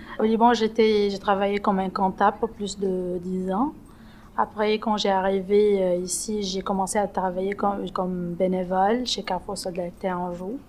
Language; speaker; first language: French; non-native, local second language; Arabic